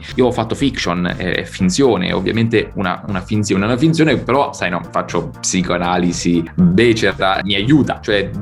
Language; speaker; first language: Italian; native; Italian